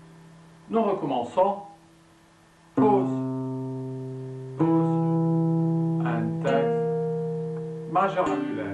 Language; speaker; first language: French; native; French